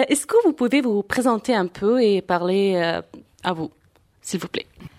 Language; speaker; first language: French; non-native, fluent; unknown